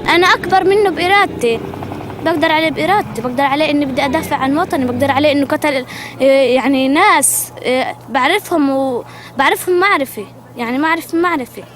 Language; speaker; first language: Arabic; native; Arabic